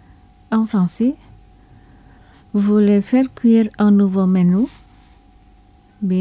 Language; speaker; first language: French; non-native, local second language; Indonesian